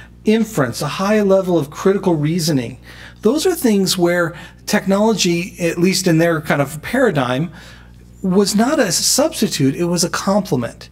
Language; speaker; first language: English; native; English